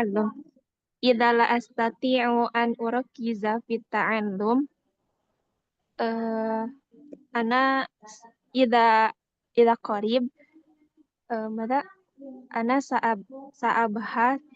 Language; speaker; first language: Arabic; non-native, learner; Indonesian